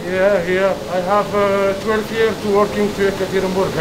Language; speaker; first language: English; non-native, learner; Arabic